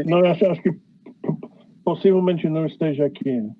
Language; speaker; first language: Portuguese; non-native, fluent; English